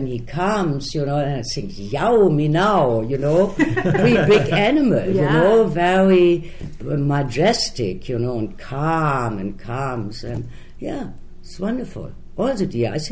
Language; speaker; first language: English; non-native, fluent; German